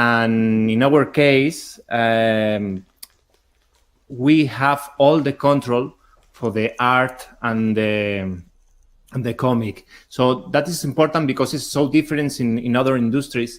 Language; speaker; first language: English; non-native, learner; Spanish